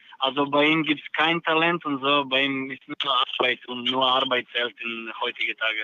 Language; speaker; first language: German; non-native, learner; Serbian